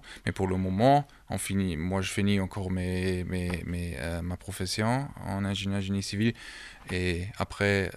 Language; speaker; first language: French; early bilingual, heritage; German